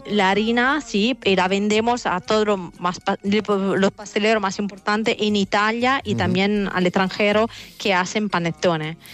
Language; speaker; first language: Spanish; non-native, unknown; Italian